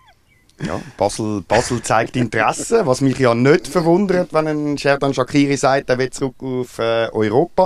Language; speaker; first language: German; native; German